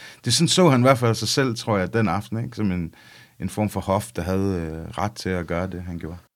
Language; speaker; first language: Danish; early bilingual, other home language; English